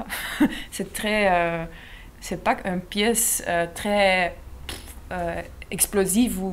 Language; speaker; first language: French; non-native, local second language; Dutch